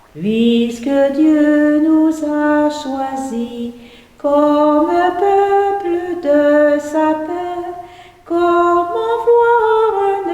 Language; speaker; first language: French; native; French